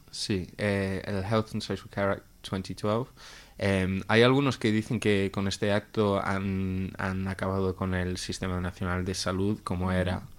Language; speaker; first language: Spanish; non-native, fluent; English